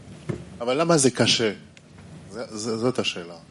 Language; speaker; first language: Hebrew; non-native, learner; French